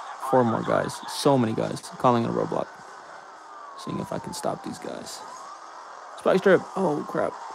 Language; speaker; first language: English; native; English